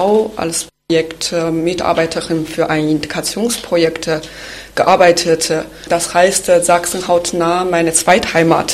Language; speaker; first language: German; non-native, fluent; Chinese